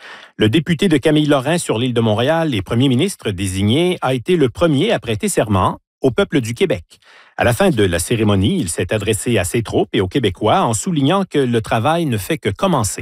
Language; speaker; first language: French; native; French